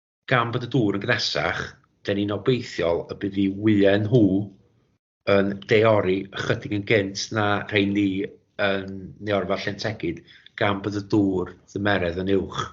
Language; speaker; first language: Welsh; native; Welsh